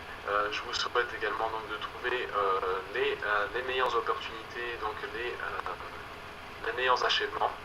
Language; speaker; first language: French; native; French